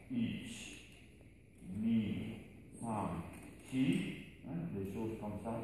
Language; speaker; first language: French; non-native, learner; Dutch